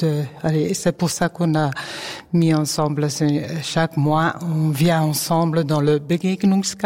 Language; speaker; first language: French; non-native, learner; Dutch